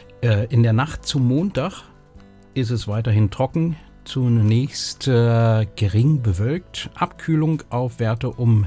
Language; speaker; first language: German; native; German